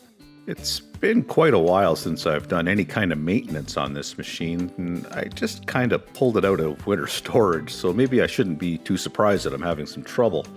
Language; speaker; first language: English; native; English